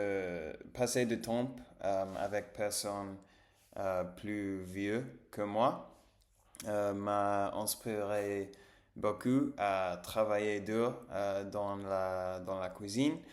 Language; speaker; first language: French; non-native, learner; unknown